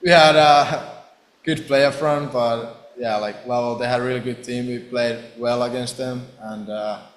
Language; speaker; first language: English; non-native, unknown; Finnish